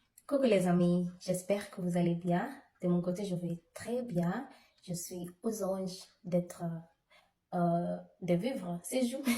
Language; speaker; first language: French; non-native, learner; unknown